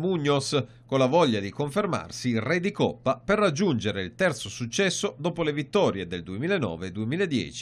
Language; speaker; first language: Italian; native; Italian